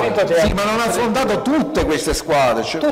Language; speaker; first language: Italian; native; Italian